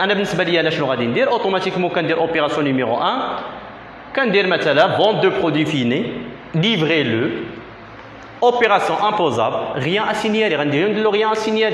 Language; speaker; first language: French; non-native, local second language; Arabic